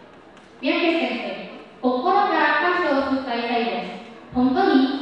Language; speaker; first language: Japanese; non-native, learner; Indonesian